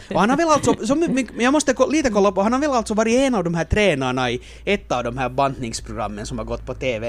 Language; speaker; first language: Swedish; native; Swedish